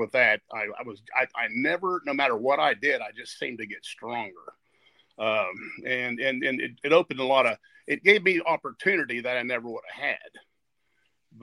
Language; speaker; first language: English; native; English